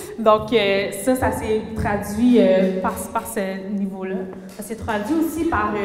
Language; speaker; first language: French; early bilingual, other home language; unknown